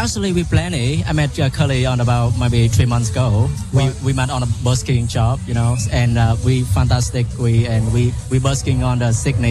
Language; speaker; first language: English; non-native, learner; Vietnamese